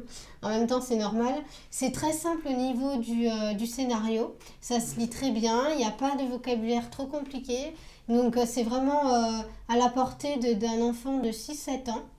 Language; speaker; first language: French; native; French